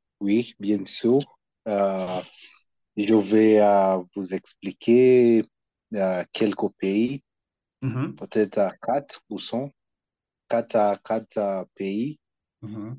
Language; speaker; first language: French; non-native, learner; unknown